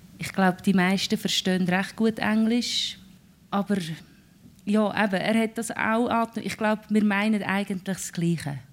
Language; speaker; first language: German; native; German